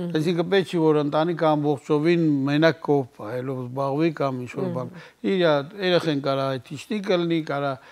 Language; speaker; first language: Armenian; native; Armenian